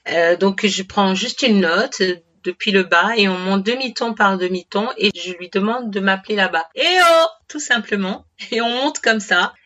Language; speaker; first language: French; native; French